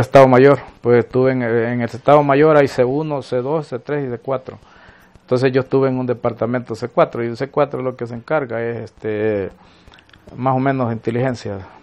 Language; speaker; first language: Spanish; native; Spanish